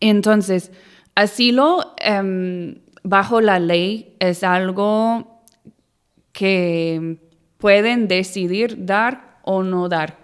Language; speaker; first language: Spanish; non-native, fluent; English